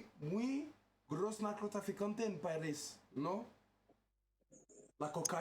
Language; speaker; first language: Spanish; non-native, learner; French